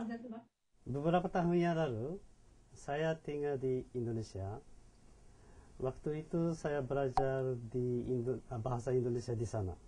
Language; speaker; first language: Indonesian; non-native, learner; Japanese